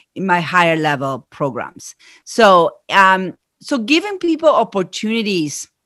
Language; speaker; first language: English; non-native, fluent; Spanish